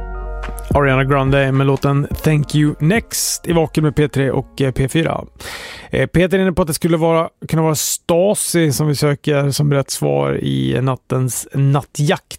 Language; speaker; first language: Swedish; native; Swedish